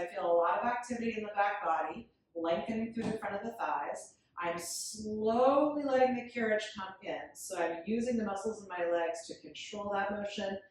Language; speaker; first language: English; native; English